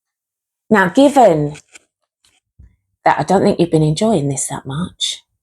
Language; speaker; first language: English; native; English